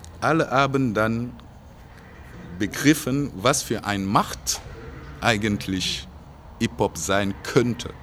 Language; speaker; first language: German; non-native, fluent; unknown